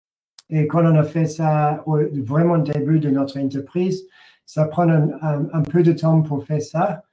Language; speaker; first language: French; non-native, learner; English